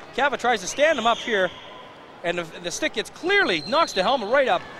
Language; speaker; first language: English; native; English